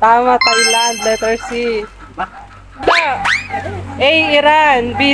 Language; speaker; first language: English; non-native, local second language; Filipino